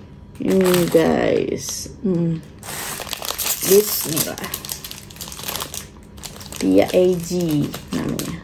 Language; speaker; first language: Indonesian; native; Indonesian